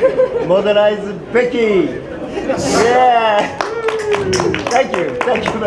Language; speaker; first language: English; non-native, learner; Japanese